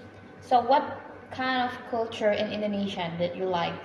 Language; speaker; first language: English; non-native, fluent; Indonesian